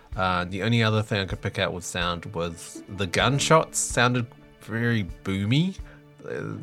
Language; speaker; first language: English; native; English